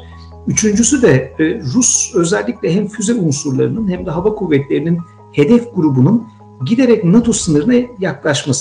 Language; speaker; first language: Turkish; native; Turkish